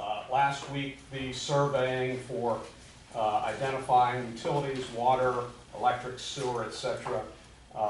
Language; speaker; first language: English; native; English